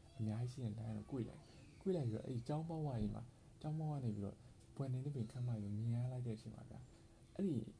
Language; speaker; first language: Burmese; native; Burmese